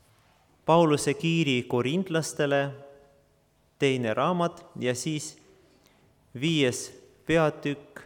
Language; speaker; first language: Estonian; non-native, local second language; Russian